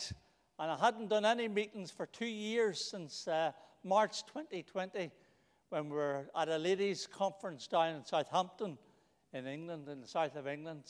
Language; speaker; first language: English; native; English